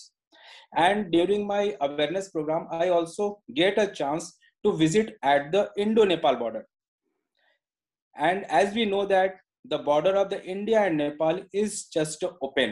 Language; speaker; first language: English; non-native, local second language; Hindi